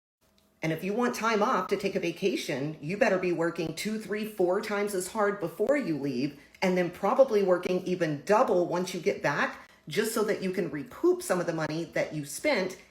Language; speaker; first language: English; native; English